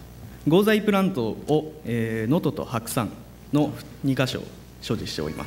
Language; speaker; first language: Japanese; native; Japanese